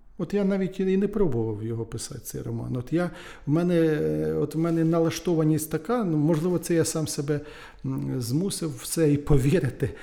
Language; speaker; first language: Ukrainian; native; Ukrainian